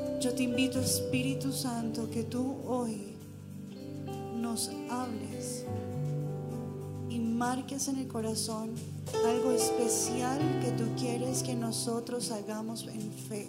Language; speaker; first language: Spanish; native; Spanish